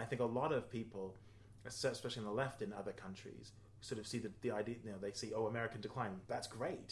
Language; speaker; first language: English; native; English